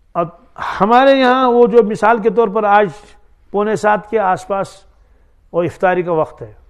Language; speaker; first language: Hindi; non-native, local second language; Kashmiri